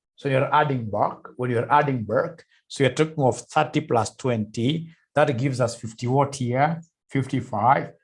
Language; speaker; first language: English; non-native, local second language; Swahili